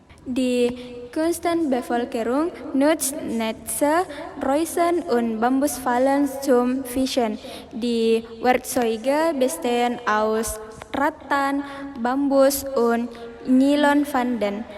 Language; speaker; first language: German; non-native, learner; Indonesian